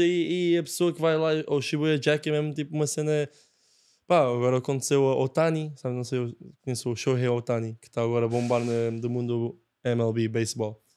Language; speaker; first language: Portuguese; non-native, fluent; Japanese